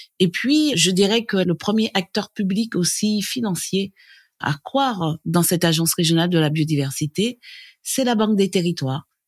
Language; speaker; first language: French; native; French